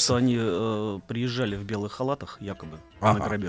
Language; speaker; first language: Russian; native; Russian